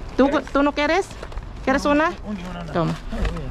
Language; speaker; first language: Spanish; non-native, learner; Filipino